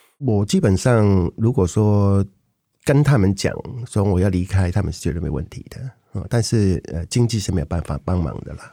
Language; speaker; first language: Chinese; non-native, local second language; Cantonese